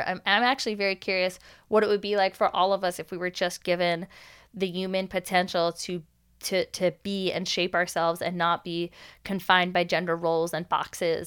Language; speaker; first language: English; native; English